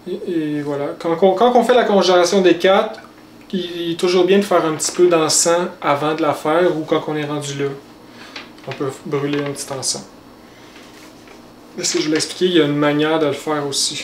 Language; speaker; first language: French; native; French